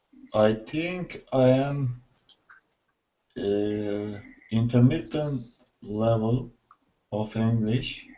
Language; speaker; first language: English; non-native, learner; Turkish